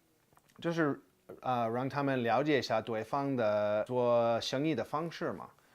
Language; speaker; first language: Chinese; non-native, fluent; English